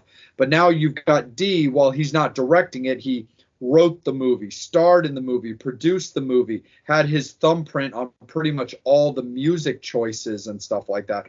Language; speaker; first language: English; native; English